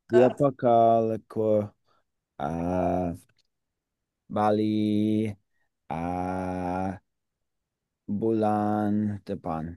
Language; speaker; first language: Indonesian; non-native, learner; English